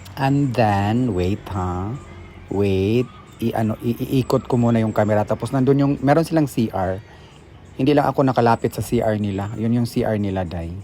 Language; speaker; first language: Filipino; non-native, local second language; Cebuano